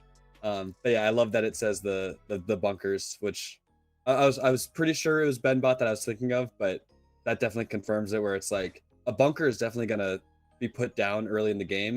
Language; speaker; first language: English; native; English